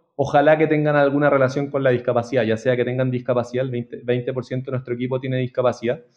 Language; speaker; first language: Spanish; native; Spanish